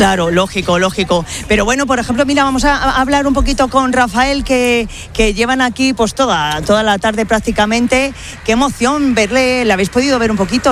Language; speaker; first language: Spanish; native; Spanish